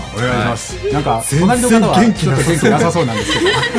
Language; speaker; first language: Japanese; native; Japanese